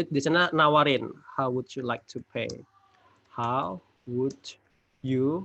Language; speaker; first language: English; non-native, fluent; Indonesian